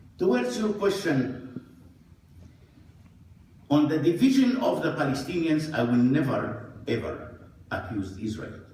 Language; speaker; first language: English; non-native, fluent; Arabic